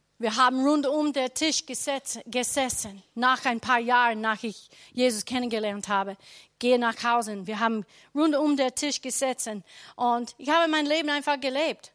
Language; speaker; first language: German; non-native, learner; English